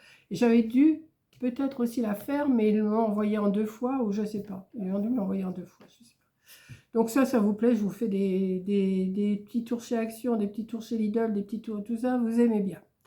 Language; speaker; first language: French; native; French